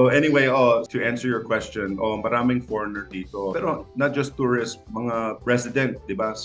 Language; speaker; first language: Filipino; non-native, local second language; English